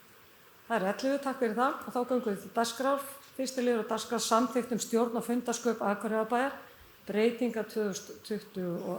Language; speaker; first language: Icelandic; native; Icelandic